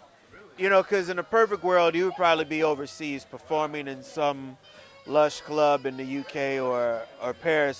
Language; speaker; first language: English; native; English